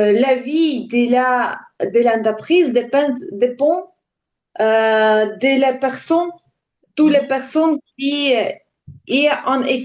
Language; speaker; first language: French; non-native, learner; Ukrainian